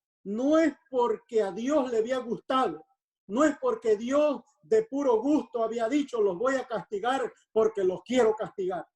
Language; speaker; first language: Spanish; native; Spanish